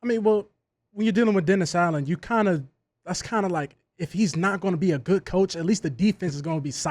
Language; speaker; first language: English; native; English